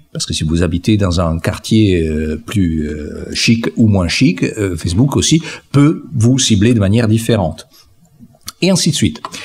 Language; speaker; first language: French; non-native, fluent; Italian